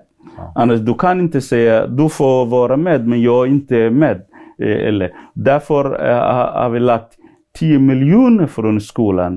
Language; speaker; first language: Swedish; non-native, fluent; Somali